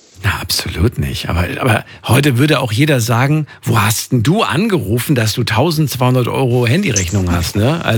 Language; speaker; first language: German; native; German